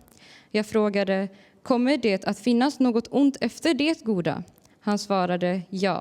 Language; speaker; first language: Swedish; early bilingual, other home language; Urdu